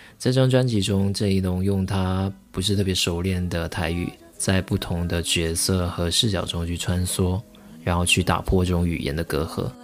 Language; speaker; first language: Chinese; non-native, local second language; Min Nan Chinese